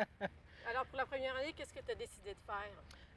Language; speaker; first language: French; native; French